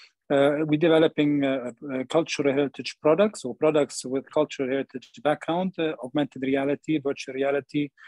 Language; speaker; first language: English; non-native, local second language; Arabic